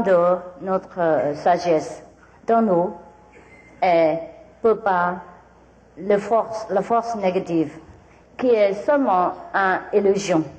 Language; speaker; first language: French; non-native, learner; Vietnamese